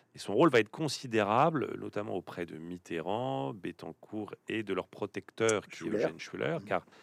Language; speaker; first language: French; native; French